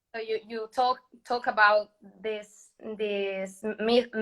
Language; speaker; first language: English; non-native, learner; Spanish